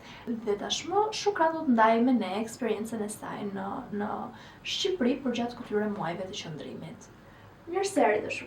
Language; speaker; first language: Albanian; native; Albanian